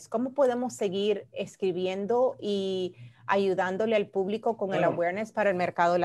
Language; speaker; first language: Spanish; early bilingual, heritage; Spanish